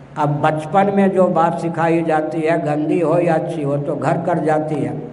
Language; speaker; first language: Hindi; non-native, local second language; Maithili